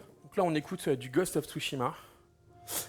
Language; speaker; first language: French; native; French